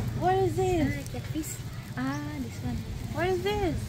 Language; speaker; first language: English; non-native, learner; Indonesian